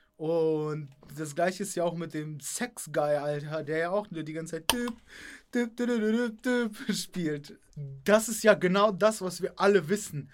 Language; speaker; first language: German; early bilingual, other home language; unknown